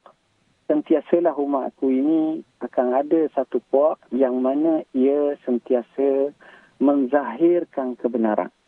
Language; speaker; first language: Malay; native; Malay